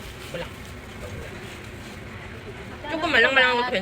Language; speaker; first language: Korean; early bilingual, other home language; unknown